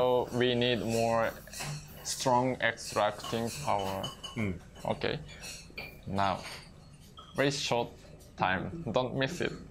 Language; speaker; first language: English; non-native, learner; Japanese